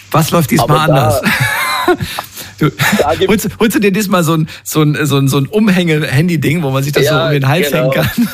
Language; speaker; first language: German; native; German